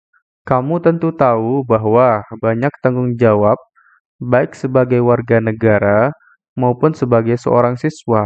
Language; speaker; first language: Indonesian; native; Indonesian